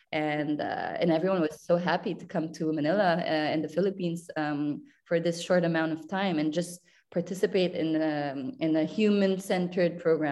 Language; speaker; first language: English; non-native, local second language; French